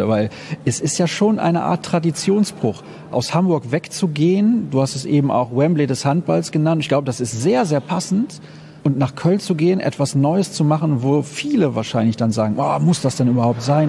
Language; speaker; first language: German; native; German